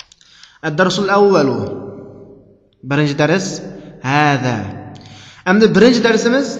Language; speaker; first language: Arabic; non-native, fluent; Uyghur